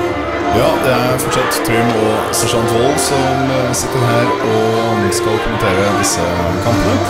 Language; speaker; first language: Norwegian; native; Norwegian